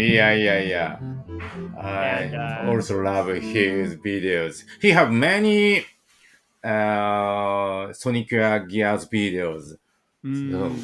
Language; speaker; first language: English; non-native, learner; Japanese